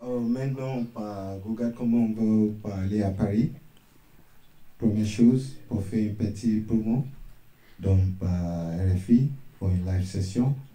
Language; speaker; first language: French; non-native, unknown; Yoruba